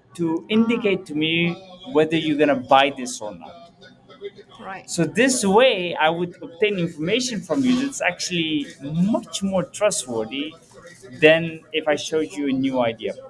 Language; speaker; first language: English; early bilingual, heritage; Dutch